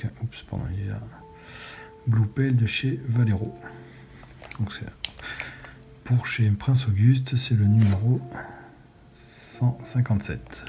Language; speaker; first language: French; native; French